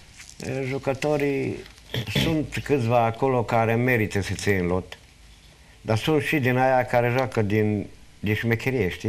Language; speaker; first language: Romanian; non-native, local second language; Hungarian